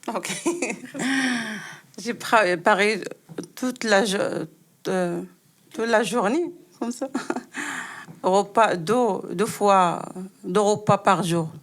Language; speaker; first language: French; non-native, learner; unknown